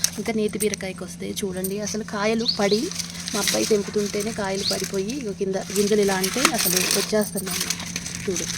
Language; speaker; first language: Telugu; native; Telugu